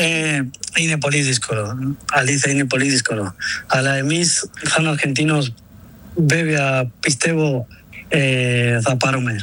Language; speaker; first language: Greek; non-native, learner; Spanish